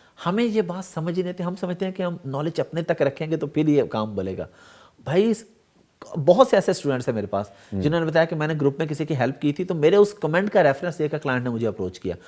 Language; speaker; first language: Urdu; native; Urdu